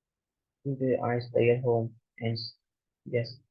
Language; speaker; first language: English; non-native, learner; Vietnamese